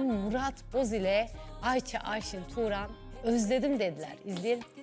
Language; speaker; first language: Turkish; native; Turkish